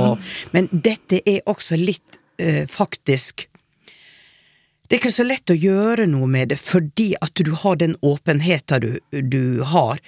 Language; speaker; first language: Norwegian; native; Norwegian